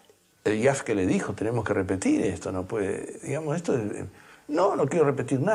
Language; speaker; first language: Spanish; native; Spanish